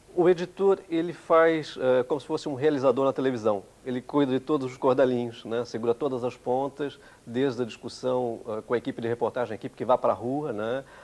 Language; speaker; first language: Portuguese; early bilingual, other home language; Italian